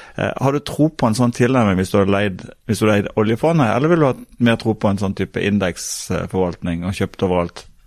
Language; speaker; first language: Norwegian; native; Norwegian